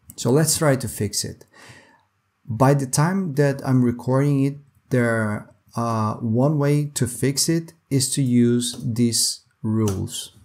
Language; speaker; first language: English; non-native, fluent; Portuguese